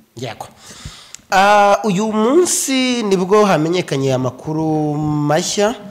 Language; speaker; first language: Kinyarwanda; native; Kinyarwanda